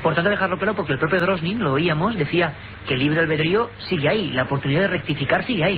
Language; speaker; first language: Spanish; native; Spanish